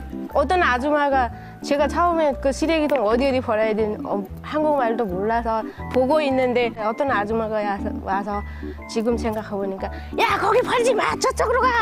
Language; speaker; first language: Korean; non-native, learner; Nepali